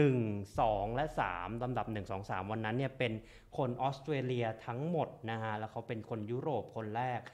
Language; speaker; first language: Thai; native; Thai